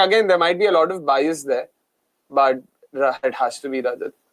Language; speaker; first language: English; non-native, local second language; Hindi